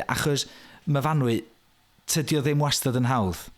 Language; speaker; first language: Welsh; native; Welsh